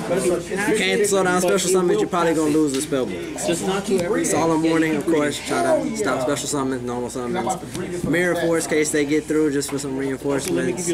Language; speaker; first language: English; native; English